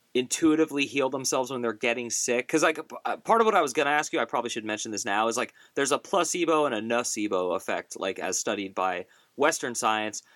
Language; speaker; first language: English; native; English